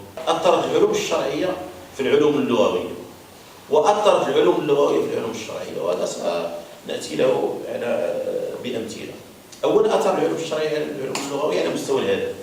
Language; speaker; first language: Arabic; native; Arabic